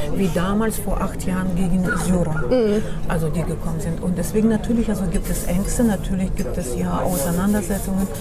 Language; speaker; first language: German; non-native, fluent; Russian